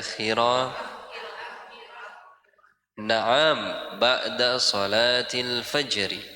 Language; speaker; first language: Arabic; non-native, fluent; Indonesian